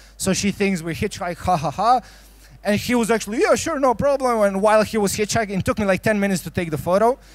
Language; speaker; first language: English; non-native, fluent; Croatian